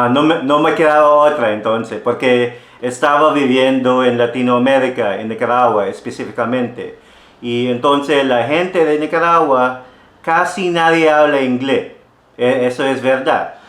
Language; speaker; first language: Spanish; non-native, fluent; Filipino